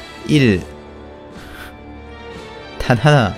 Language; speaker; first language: Korean; native; Korean